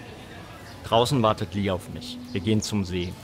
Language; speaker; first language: German; native; German